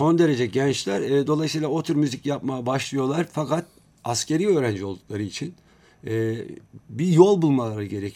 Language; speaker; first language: Turkish; native; Turkish